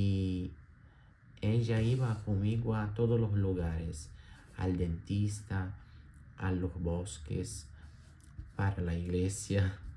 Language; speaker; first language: Spanish; non-native, learner; Portuguese